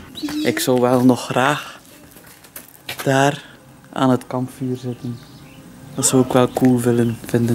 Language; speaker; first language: Dutch; native; Dutch